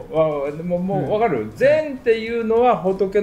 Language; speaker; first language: Japanese; native; Japanese